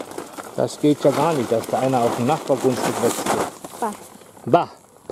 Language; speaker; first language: German; native; German